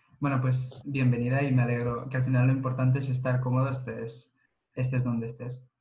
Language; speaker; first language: Spanish; native; Spanish